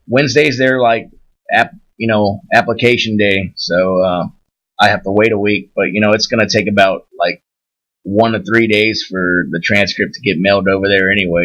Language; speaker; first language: English; native; English